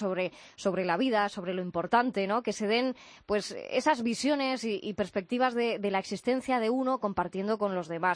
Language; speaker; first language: Spanish; native; Spanish